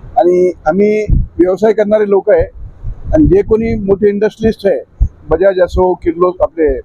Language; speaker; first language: Marathi; non-native, local second language; Marwari